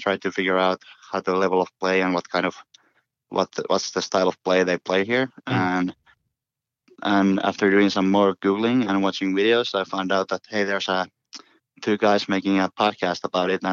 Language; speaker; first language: English; non-native, fluent; Finnish